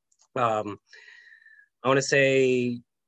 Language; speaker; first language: English; native; English